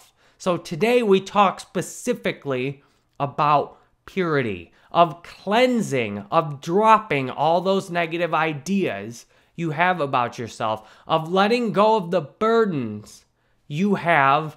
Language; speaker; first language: English; native; English